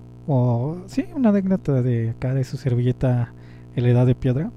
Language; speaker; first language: Spanish; native; Spanish